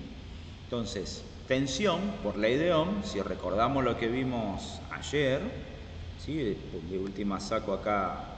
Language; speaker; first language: Spanish; native; Spanish